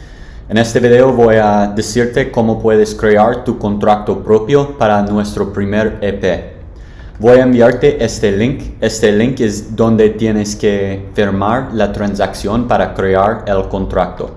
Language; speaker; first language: Spanish; non-native, learner; English